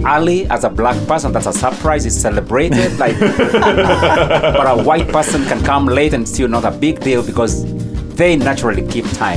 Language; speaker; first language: English; non-native, local second language; Meru